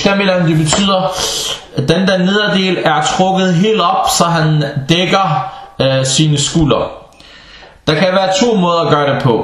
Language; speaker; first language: Danish; early bilingual, other home language; Arabic